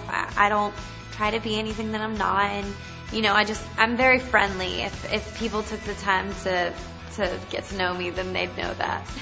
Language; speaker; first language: English; native; English